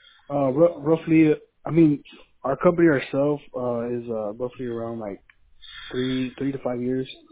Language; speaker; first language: English; early bilingual, other home language; Spanish